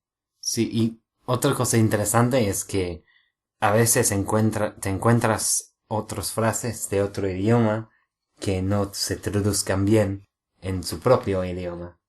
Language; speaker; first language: Spanish; non-native, fluent; English